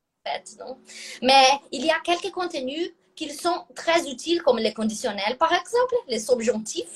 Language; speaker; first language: French; non-native, fluent; Portuguese